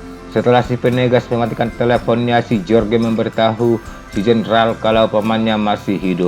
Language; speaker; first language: Indonesian; native; Indonesian